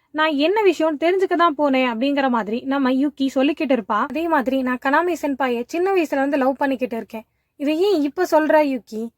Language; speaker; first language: Tamil; native; Tamil